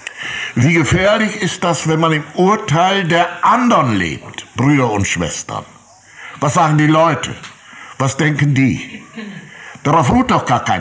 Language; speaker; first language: German; native; German